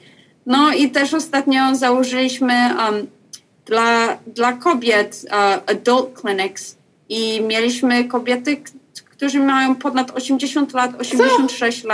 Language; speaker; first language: Polish; early bilingual, heritage; Polish